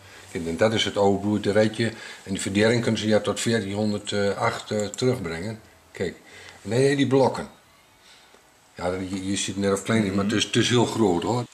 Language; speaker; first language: Dutch; native; Dutch